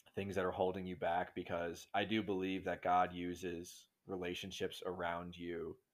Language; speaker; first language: English; native; English